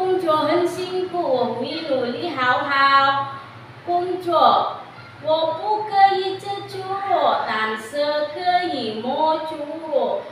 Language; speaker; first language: Chinese; non-native, learner; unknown